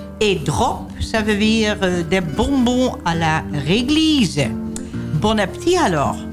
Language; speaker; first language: French; non-native, learner; Dutch